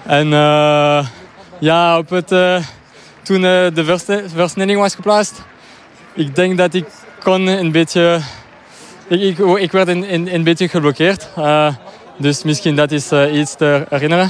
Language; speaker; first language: Dutch; non-native, local second language; French